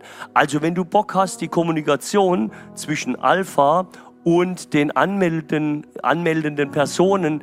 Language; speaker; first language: German; native; German